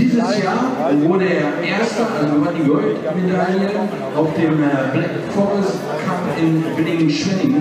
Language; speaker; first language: German; native; German